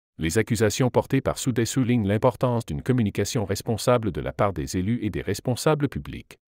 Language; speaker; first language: French; native; French